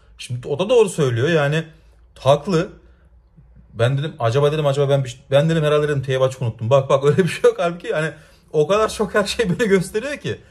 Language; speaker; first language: Turkish; native; Turkish